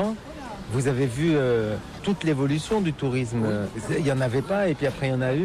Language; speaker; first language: French; native; French